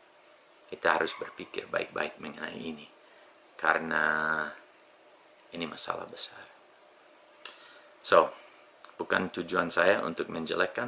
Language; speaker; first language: Indonesian; non-native, fluent; English